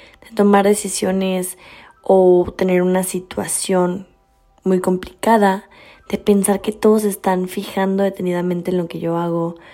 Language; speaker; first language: Spanish; native; Spanish